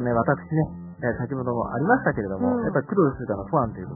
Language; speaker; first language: Japanese; native; Japanese